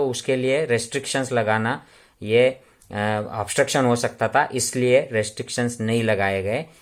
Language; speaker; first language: Hindi; non-native, local second language; Marathi